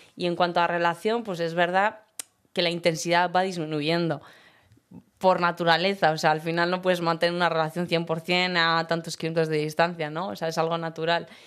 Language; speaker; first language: Spanish; early bilingual, other home language; Berber languages